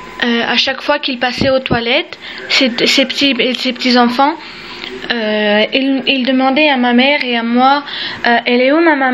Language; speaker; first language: French; early bilingual, other home language; Armenian